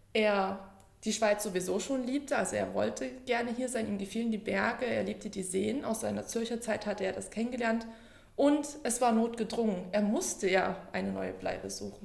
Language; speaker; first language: German; native; German